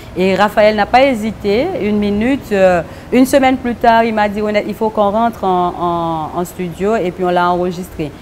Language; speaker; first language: French; non-native, local second language; Haitian Creole